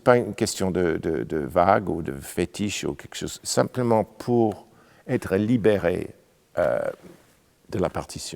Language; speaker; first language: French; non-native, fluent; English